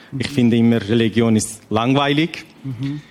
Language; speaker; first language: German; non-native, learner; Persian